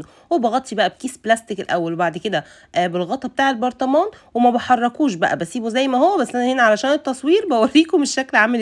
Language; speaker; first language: Arabic; native; Arabic